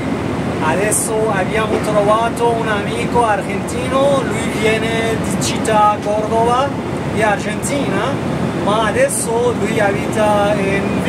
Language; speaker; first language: Italian; non-native, learner; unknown